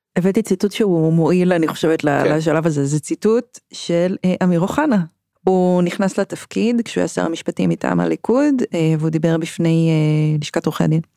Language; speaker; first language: Hebrew; native; Hebrew